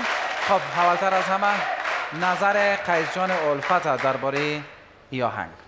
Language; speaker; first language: Persian; native; Persian